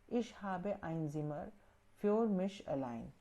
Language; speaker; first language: German; non-native, learner; Hindi